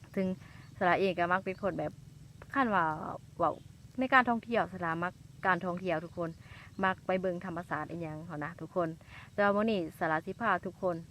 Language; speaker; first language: Lao; non-native, local second language; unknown